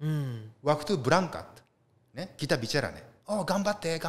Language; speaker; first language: Indonesian; non-native, learner; Japanese